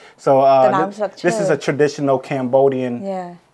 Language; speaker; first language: English; native; English